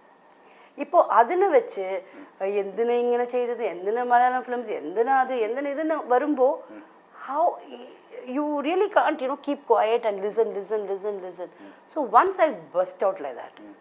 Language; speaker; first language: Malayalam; non-native, local second language; Tamil